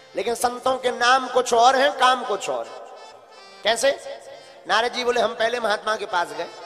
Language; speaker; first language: Hindi; native; Hindi